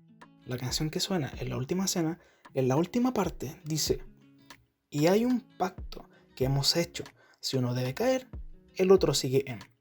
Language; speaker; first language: Spanish; native; Spanish